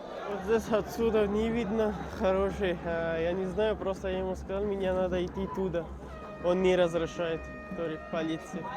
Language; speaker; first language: Russian; non-native, learner; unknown